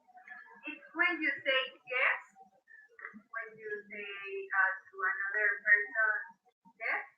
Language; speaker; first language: English; non-native, learner; Spanish